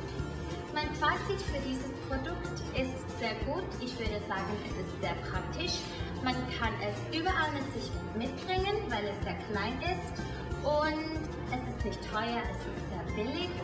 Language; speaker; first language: German; non-native, fluent; Thai